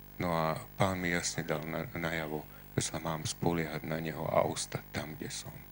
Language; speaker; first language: Slovak; non-native, local second language; Hungarian